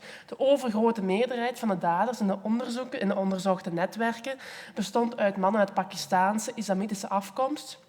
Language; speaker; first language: Dutch; native; Dutch